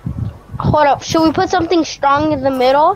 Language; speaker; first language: English; native; English